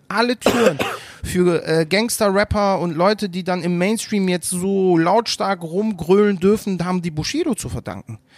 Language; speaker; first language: German; early bilingual, other home language; Turkish